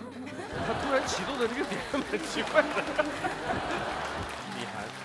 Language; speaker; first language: Chinese; native; Chinese